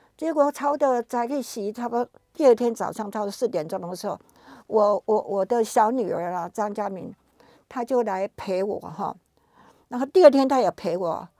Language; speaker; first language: Chinese; native; Chinese